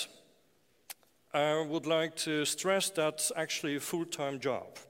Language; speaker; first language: English; non-native, fluent; Dutch